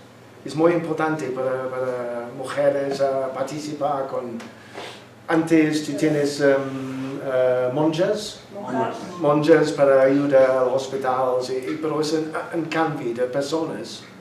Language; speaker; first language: Spanish; non-native, learner; English